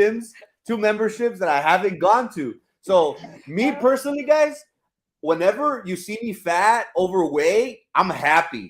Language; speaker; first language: English; early bilingual, other home language; Spanish